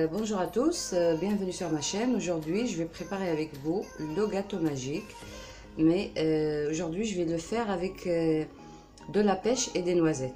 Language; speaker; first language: French; non-native, local second language; Arabic